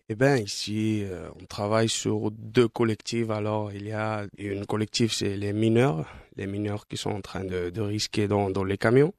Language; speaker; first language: French; non-native, fluent; Spanish